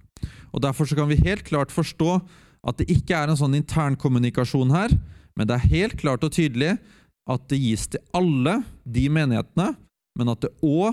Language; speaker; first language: Norwegian; native; Norwegian